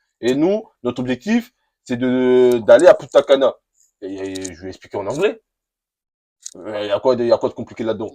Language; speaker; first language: French; native; French